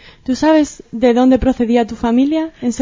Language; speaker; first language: Spanish; native; Spanish